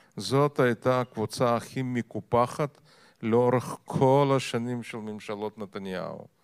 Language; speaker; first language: Hebrew; non-native, fluent; Russian